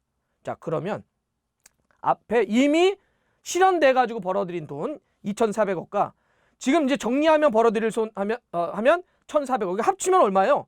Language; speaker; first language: Korean; native; Korean